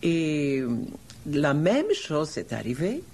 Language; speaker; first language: French; non-native, fluent; Romanian